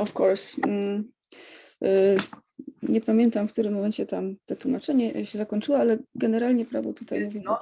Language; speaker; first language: Polish; native; Polish